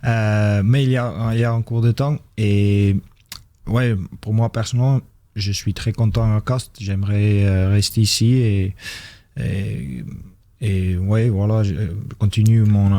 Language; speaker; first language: French; non-native, fluent; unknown